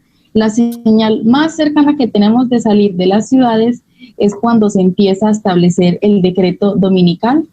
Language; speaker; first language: Spanish; native; Spanish